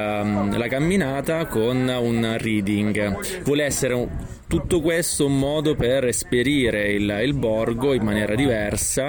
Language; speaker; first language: Italian; native; Italian